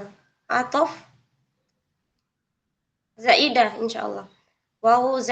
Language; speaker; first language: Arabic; non-native, fluent; Indonesian